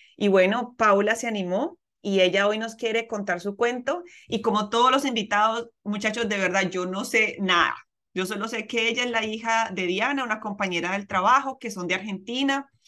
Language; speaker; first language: Spanish; native; Spanish